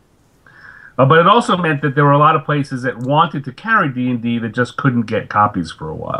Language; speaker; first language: English; native; English